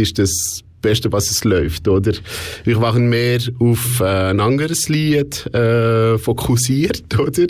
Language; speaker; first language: German; non-native, local second language; French